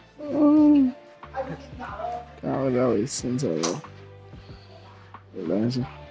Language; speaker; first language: Chinese; non-native, learner; Haitian Creole